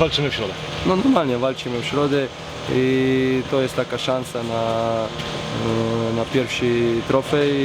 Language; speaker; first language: Polish; non-native, learner; Croatian